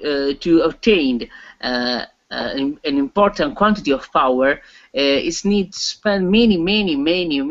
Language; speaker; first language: English; non-native, learner; Italian